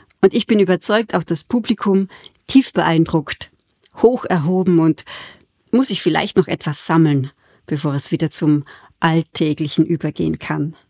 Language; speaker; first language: German; native; German